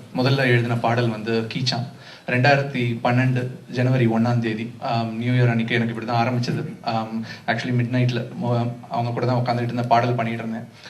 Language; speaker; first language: Tamil; native; Tamil